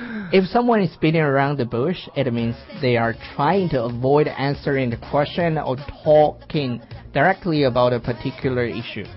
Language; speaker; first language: English; non-native, fluent; Chinese